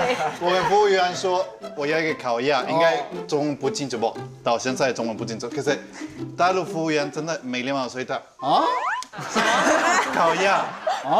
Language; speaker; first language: Chinese; non-native, fluent; Spanish